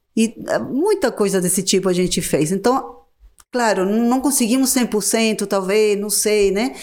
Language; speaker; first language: Portuguese; non-native, fluent; Spanish